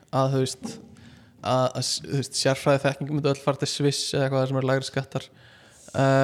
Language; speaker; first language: Icelandic; native; Icelandic